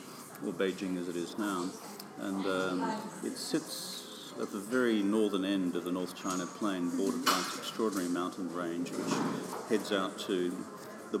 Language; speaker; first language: English; native; English